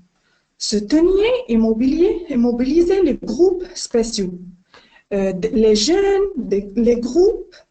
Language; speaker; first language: French; non-native, learner; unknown